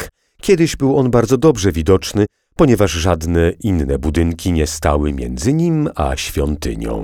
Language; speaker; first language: Polish; native; Polish